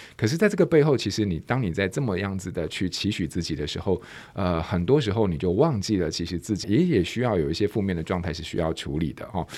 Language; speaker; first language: Chinese; native; Chinese